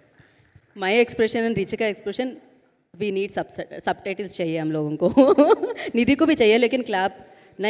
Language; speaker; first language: Hindi; non-native, local second language; Telugu